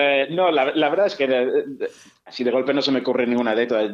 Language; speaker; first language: Spanish; native; Spanish